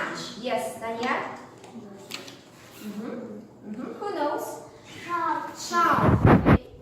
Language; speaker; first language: English; non-native, fluent; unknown